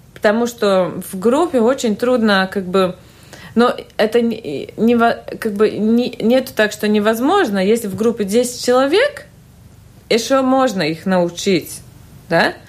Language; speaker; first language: Russian; non-native, local second language; Latvian